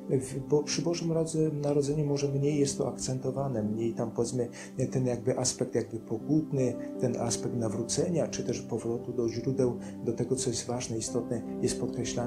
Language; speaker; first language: Polish; native; Polish